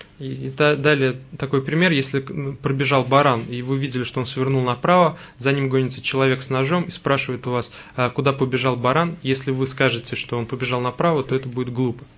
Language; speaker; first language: Russian; native; Russian